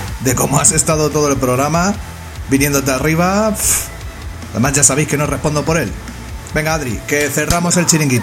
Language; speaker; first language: Spanish; native; Spanish